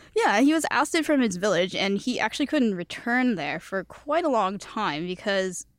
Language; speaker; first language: English; early bilingual, other home language; Cantonese